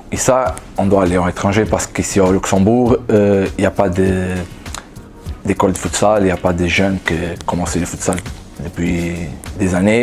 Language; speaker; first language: French; non-native, fluent; Portuguese